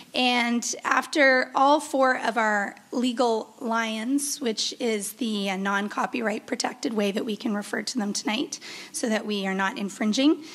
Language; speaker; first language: English; native; English